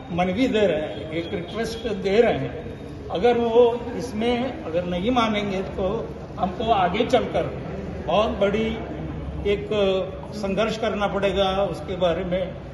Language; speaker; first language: Hindi; non-native, local second language; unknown